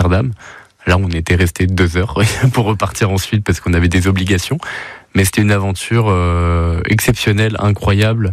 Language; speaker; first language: French; native; French